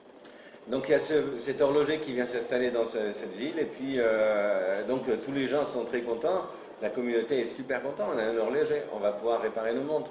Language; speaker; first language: French; native; French